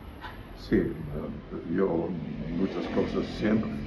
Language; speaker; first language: Spanish; non-native, learner; English